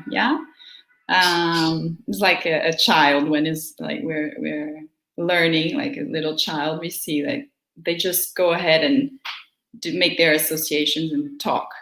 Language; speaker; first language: English; non-native, fluent; Portuguese